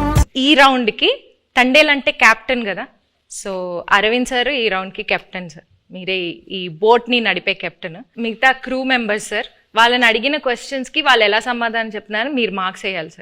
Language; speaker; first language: Telugu; native; Telugu